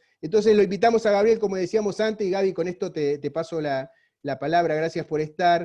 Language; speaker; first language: Spanish; native; Spanish